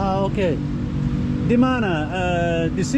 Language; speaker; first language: Indonesian; non-native, learner; English